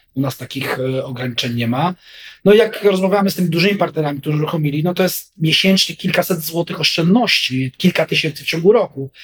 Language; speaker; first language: Polish; native; Polish